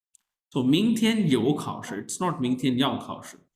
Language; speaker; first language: Chinese; non-native, fluent; Urdu